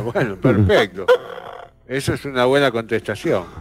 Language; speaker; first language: Spanish; native; Spanish